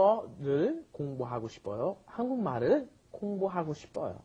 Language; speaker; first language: Korean; non-native, fluent; English